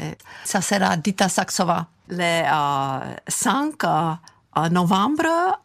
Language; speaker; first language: French; non-native, fluent; Czech